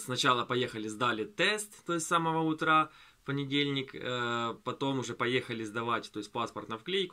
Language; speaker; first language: Russian; native; Russian